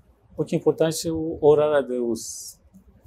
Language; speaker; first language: Portuguese; non-native, learner; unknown